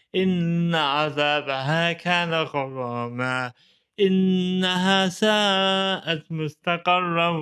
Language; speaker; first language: Arabic; non-native, fluent; English